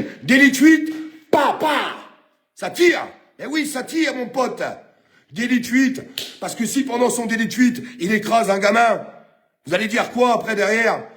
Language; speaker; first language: French; native; French